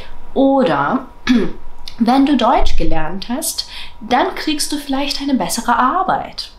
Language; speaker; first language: German; non-native, fluent; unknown